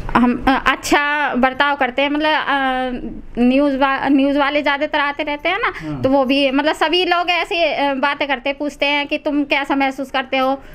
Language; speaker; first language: Hindi; native; Hindi